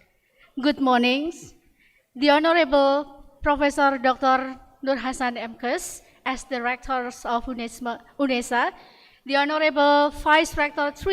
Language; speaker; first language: English; non-native, fluent; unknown